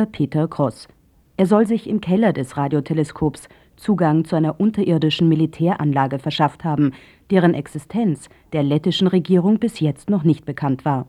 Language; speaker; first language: German; native; German